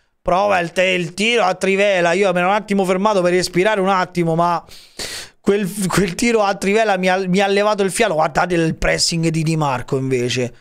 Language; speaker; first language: Italian; native; Italian